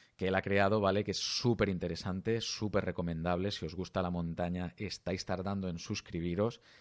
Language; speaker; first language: Spanish; native; Spanish